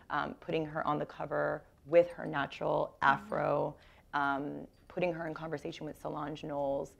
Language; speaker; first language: English; native; English